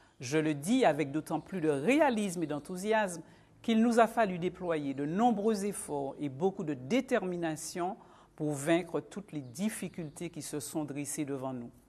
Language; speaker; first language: French; native; French